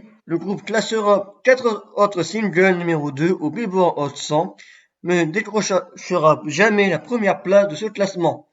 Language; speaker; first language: French; native; French